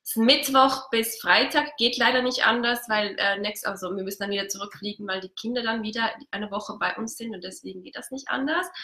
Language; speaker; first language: German; native; German